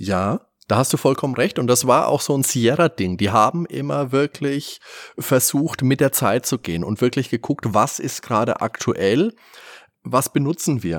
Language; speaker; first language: German; native; German